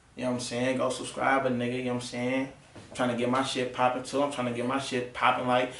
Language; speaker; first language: English; native; English